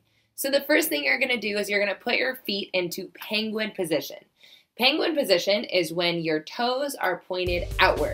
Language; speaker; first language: English; native; English